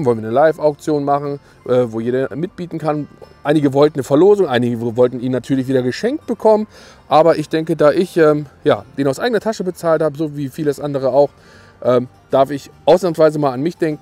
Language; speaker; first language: German; native; German